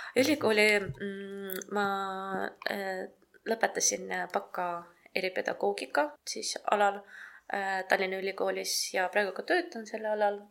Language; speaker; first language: Estonian; non-native, local second language; Russian